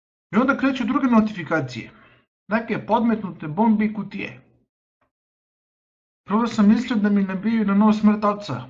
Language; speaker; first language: Bosnian; native; Bosnian